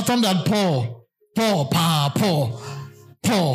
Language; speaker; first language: English; non-native, local second language; Akan